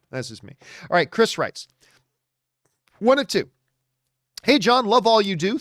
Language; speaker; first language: English; native; English